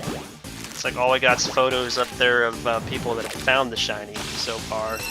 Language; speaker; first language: English; native; English